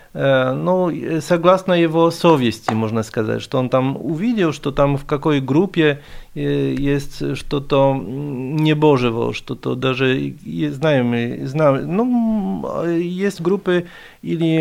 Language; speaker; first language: Russian; non-native, fluent; Polish